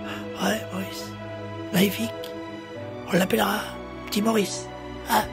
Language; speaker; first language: French; native; French